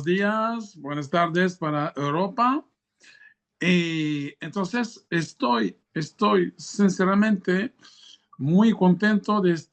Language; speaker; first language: Spanish; non-native, fluent; French